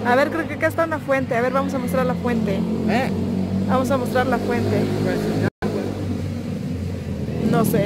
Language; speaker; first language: Spanish; native; Spanish